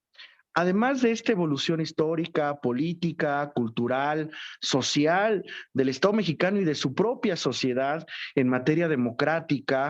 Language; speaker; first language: Spanish; native; Spanish